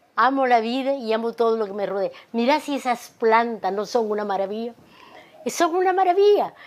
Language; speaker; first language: Spanish; native; Spanish